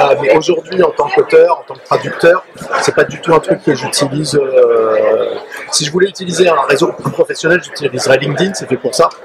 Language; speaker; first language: French; native; French